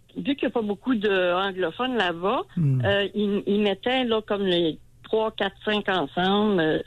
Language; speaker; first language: French; native; French